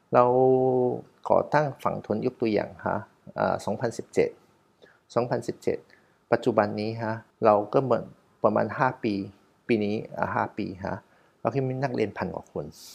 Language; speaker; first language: Thai; non-native, fluent; Chinese